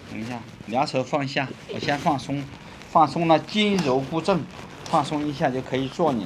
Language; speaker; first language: Chinese; native; Chinese